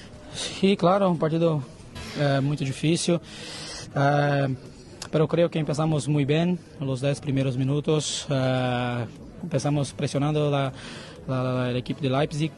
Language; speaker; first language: Spanish; non-native, fluent; Portuguese